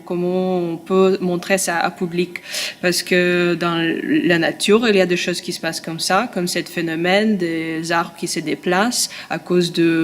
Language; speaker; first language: French; non-native, fluent; Russian